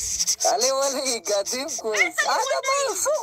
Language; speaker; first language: Arabic; non-native, learner; Pashto